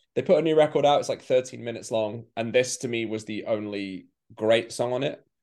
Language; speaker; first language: English; native; English